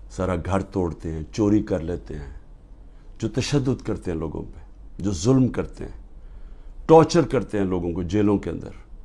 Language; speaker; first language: Urdu; native; Urdu